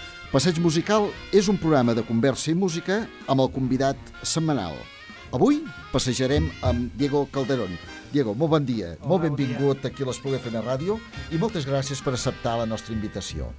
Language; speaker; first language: Catalan; native; Catalan